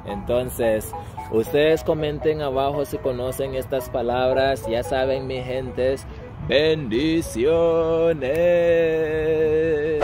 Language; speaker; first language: Spanish; native; Spanish